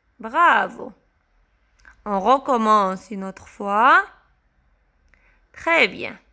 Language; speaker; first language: French; non-native, local second language; Arabic